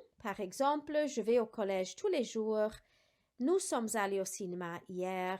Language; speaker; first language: French; non-native, fluent; Welsh